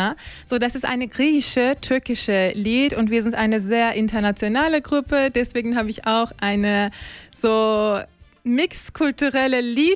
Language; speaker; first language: German; non-native, learner; Turkish